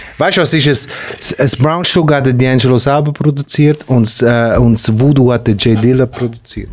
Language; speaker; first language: German; native; German